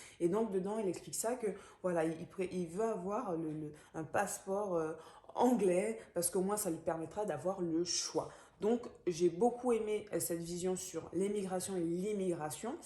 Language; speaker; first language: French; native; French